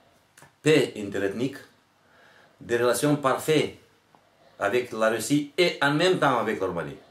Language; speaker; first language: French; non-native, fluent; Romanian